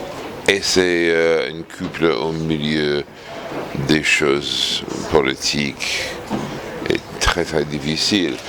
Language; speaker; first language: French; non-native, fluent; English